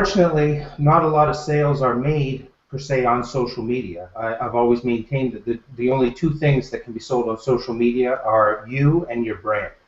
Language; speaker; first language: English; native; English